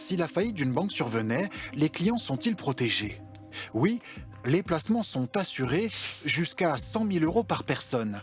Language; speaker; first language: French; native; French